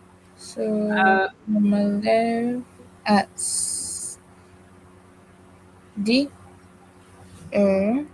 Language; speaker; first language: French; non-native, learner; English